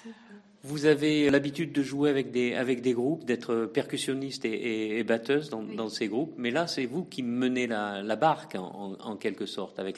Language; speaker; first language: French; native; French